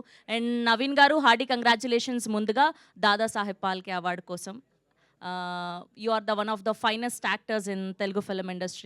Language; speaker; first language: Telugu; native; Telugu